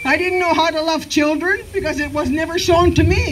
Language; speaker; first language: English; native; English